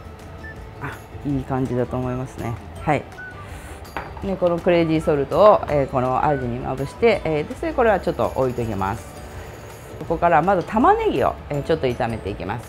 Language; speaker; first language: Japanese; native; Japanese